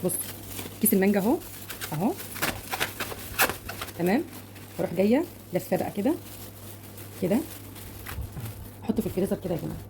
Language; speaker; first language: Arabic; native; Arabic